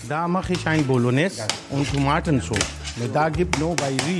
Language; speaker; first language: German; non-native, learner; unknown